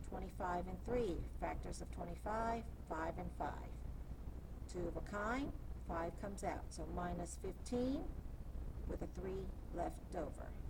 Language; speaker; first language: English; native; English